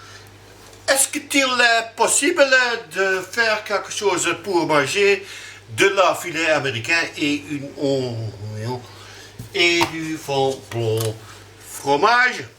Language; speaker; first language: French; non-native, learner; Dutch